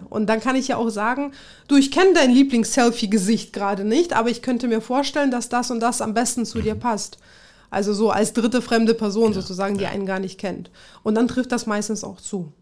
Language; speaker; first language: German; early bilingual, other home language; Russian